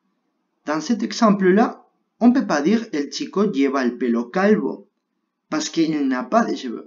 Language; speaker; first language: French; non-native, fluent; Spanish